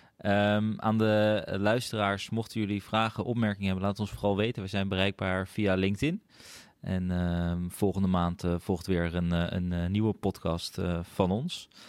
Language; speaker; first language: Dutch; native; Dutch